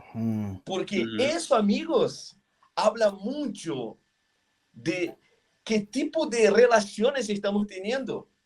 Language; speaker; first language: Spanish; non-native, fluent; Portuguese